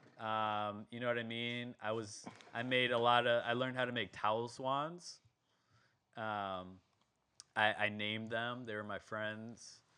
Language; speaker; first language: English; native; English